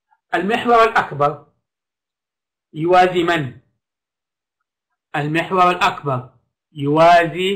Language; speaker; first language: Arabic; native; Arabic